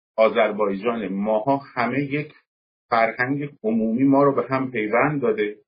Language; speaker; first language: Persian; native; Persian